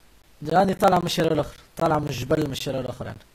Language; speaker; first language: Arabic; native; Arabic